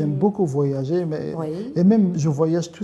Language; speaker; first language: French; non-native, local second language; Arabic